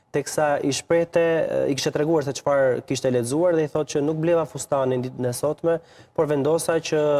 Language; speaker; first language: Albanian; native; Albanian